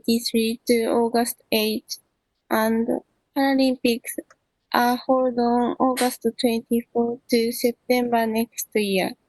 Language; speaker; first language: English; non-native, learner; Japanese